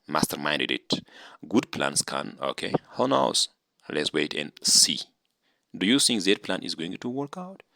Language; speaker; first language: English; non-native, local second language; Amharic